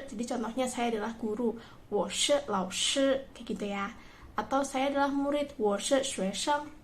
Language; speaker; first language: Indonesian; native; Indonesian